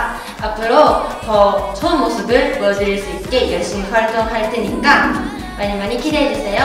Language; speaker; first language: Korean; non-native, fluent; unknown